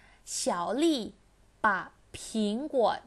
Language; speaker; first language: Chinese; non-native, fluent; Indonesian